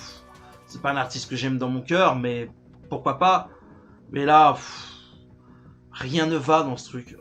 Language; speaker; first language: French; native; French